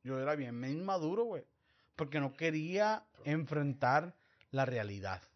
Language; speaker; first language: Spanish; early bilingual, heritage; Spanish